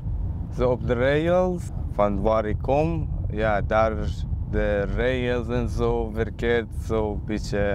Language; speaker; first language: Dutch; non-native, learner; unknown